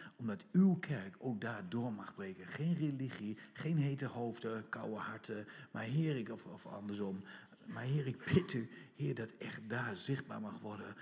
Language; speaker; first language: Dutch; native; Dutch